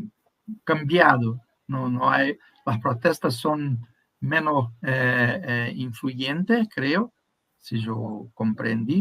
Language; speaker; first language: Spanish; non-native, fluent; Portuguese